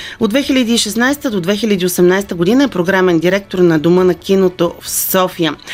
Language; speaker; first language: Bulgarian; native; Bulgarian